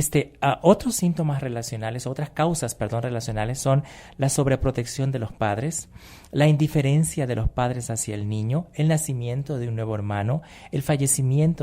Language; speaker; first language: Spanish; native; Spanish